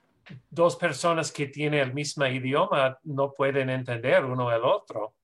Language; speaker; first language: Spanish; non-native, fluent; English